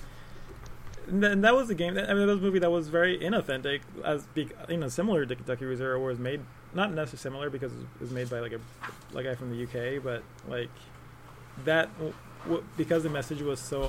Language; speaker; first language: English; native; English